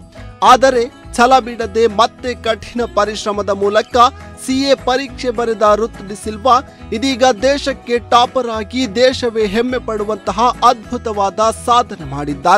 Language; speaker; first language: Kannada; native; Kannada